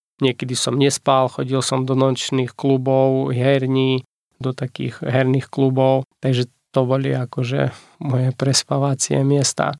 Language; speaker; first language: Slovak; non-native, fluent; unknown